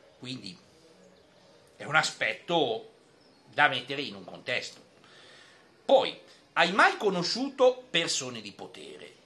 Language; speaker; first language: Italian; non-native, fluent; French